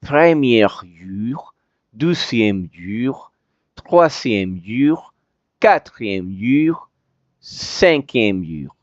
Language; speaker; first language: French; non-native, fluent; Spanish